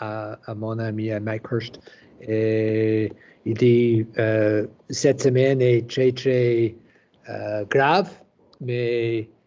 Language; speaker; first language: French; non-native, learner; English